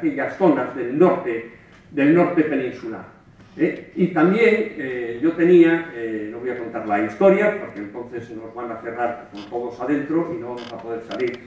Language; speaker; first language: Spanish; native; Spanish